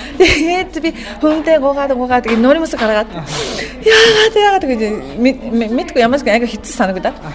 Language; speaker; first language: Mongolian; non-native, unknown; Japanese